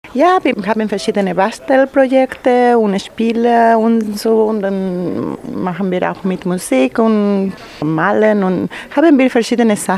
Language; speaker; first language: German; non-native, learner; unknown